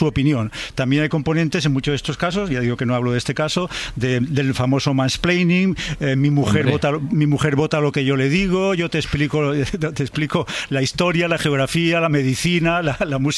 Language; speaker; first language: Spanish; native; Spanish